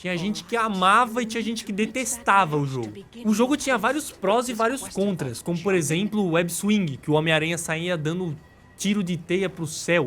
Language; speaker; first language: Portuguese; native; Portuguese